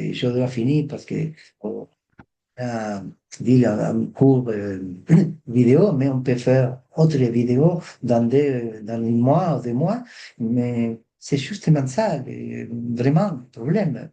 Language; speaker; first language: French; non-native, fluent; Spanish